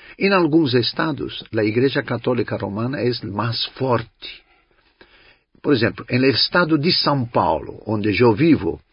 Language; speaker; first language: Spanish; non-native, learner; Greek